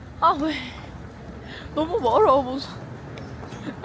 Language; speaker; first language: Korean; non-native, fluent; Turkish